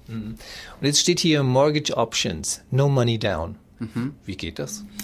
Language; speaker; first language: German; native; German